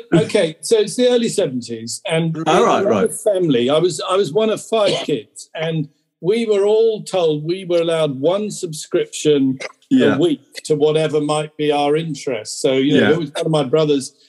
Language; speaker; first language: English; native; English